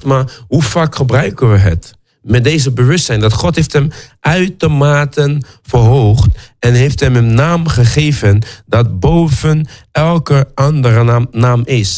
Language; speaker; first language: Dutch; non-native, fluent; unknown